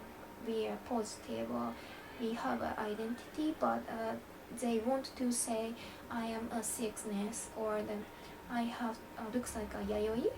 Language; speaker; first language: English; non-native, learner; Japanese